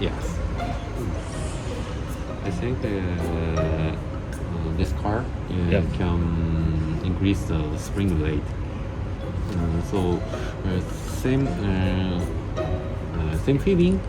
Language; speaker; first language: English; non-native, learner; Japanese